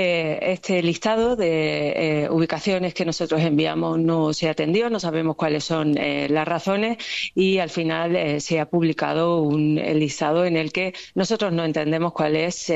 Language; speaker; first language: Spanish; native; Spanish